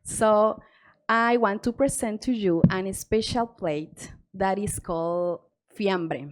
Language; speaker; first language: English; non-native, learner; Spanish